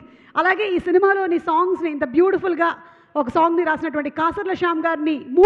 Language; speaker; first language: Telugu; native; Telugu